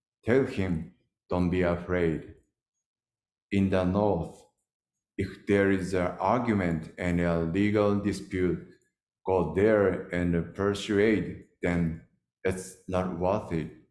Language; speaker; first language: English; non-native, learner; Japanese